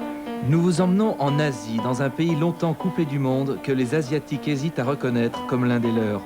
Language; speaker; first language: French; native; French